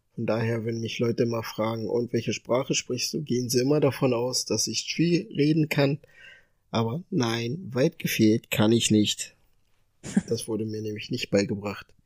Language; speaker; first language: German; early bilingual, other home language; Ga